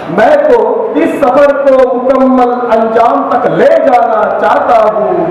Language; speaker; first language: Hindi; non-native, local second language; Marathi